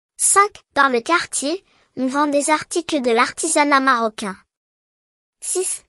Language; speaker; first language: French; non-native, local second language; Arabic